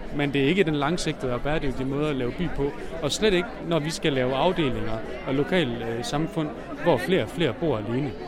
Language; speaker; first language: Danish; native; Danish